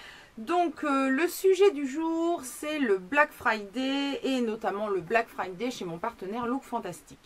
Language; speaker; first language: French; native; French